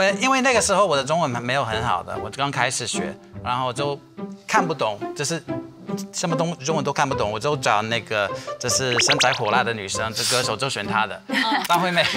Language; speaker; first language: Chinese; non-native, fluent; English